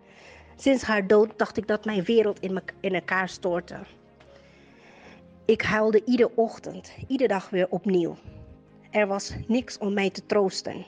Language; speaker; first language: Dutch; native; Dutch